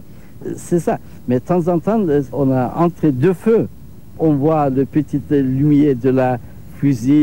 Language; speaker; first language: French; non-native, learner; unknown